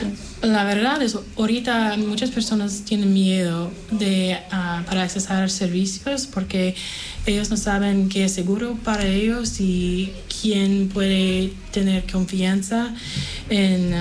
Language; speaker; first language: Spanish; non-native, fluent; English